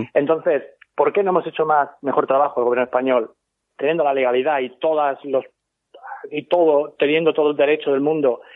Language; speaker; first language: Spanish; native; Spanish